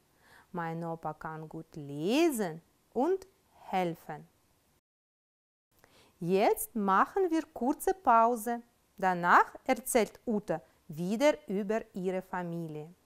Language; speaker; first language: German; non-native, fluent; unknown